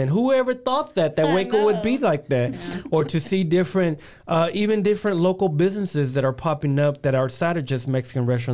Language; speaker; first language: English; early bilingual, other home language; Spanish